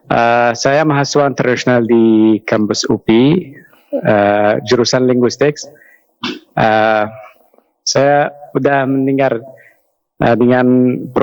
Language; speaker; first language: Indonesian; non-native, fluent; Arabic